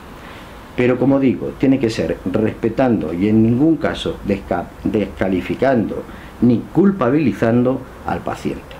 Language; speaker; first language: Spanish; native; Spanish